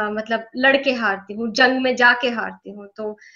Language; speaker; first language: Hindi; native; Hindi